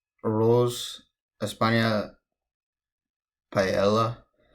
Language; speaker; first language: Spanish; non-native, learner; English